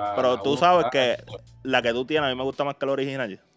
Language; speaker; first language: Spanish; native; Spanish